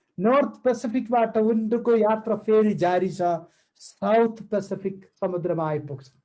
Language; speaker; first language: Nepali; non-native, fluent; Malayalam